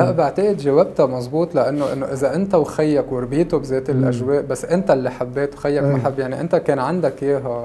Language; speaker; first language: Arabic; native; Arabic